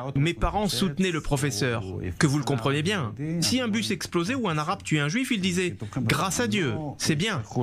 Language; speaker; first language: French; non-native, fluent; Arabic